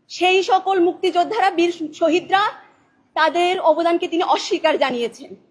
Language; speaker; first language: Bangla; non-native, local second language; Chakma